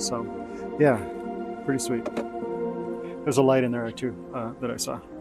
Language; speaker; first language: English; native; English